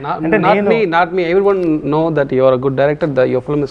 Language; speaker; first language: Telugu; non-native, local second language; Tamil